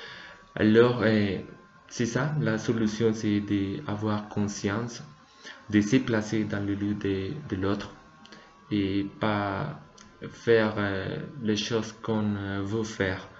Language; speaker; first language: French; non-native, learner; Spanish